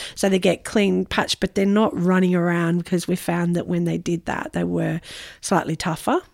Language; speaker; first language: English; native; English